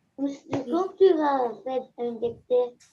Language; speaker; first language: French; non-native, learner; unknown